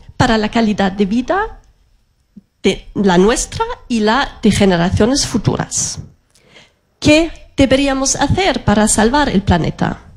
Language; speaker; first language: Spanish; non-native, fluent; German